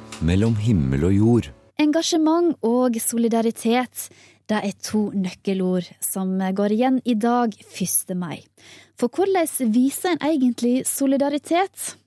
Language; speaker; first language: Norwegian; native; Norwegian